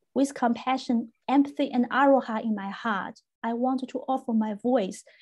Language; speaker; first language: English; non-native, fluent; Chinese